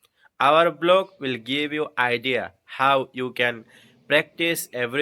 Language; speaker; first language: English; non-native, learner; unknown